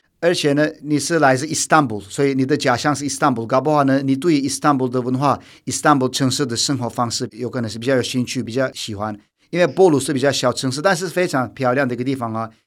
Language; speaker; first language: Chinese; non-native, fluent; Turkish